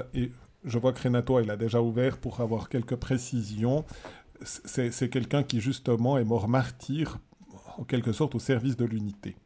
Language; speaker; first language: French; native; French